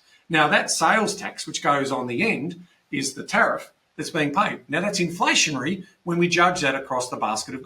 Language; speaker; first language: English; native; English